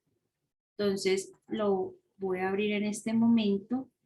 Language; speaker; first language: Spanish; native; Spanish